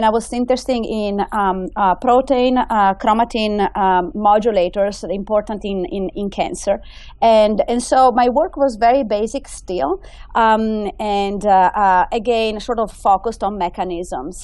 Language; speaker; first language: English; non-native, fluent; Italian